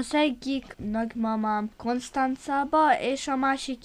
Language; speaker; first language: Hungarian; non-native, local second language; Romanian